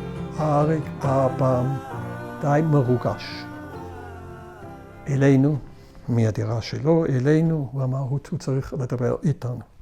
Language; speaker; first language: Hebrew; non-native, fluent; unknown